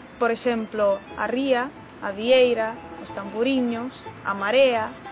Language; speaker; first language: Galician; non-native, fluent; Russian